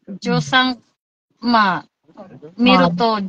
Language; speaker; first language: Japanese; non-native, local second language; Filipino